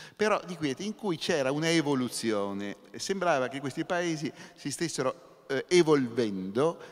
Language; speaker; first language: Italian; native; Italian